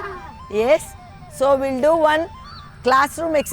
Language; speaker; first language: English; non-native, fluent; Kannada